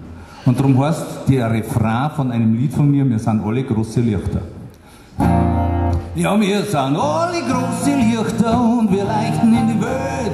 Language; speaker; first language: German; native; German